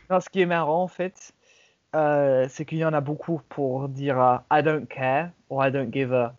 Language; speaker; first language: French; non-native, fluent; English